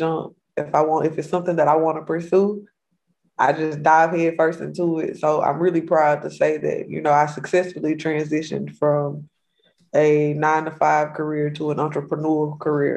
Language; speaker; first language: English; native; English